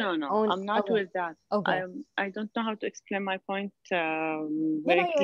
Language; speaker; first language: English; non-native, fluent; Arabic